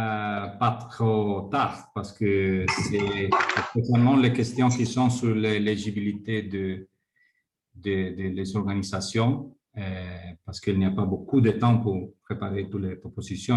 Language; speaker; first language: French; non-native, fluent; Spanish